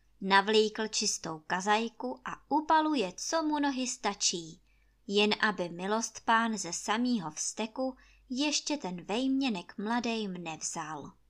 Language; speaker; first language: Czech; native; Czech